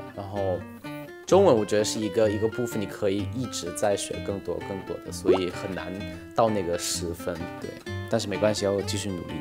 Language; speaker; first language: Chinese; non-native, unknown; Thai